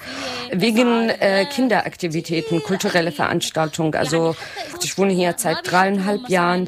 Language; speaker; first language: German; non-native, learner; Arabic